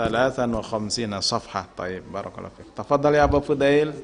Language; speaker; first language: Arabic; non-native, fluent; Indonesian